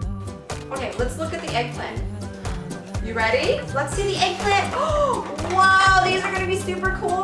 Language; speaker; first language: English; native; English